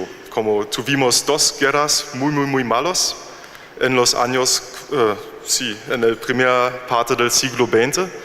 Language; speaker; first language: Spanish; non-native, learner; German